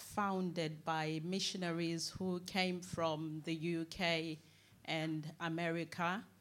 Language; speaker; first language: English; non-native, local second language; Shona